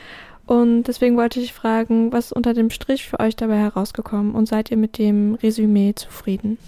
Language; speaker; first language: German; native; German